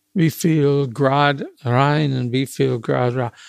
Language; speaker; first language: German; non-native, fluent; English